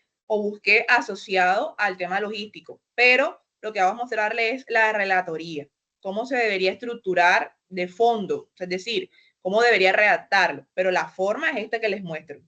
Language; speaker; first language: Spanish; native; Spanish